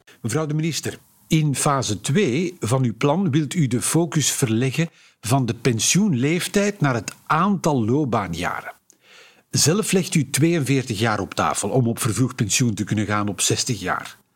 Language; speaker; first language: Dutch; native; Dutch